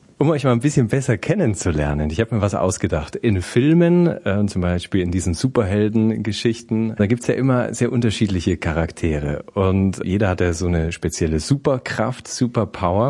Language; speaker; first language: German; native; German